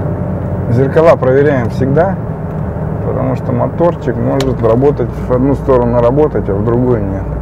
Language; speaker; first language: Russian; native; Russian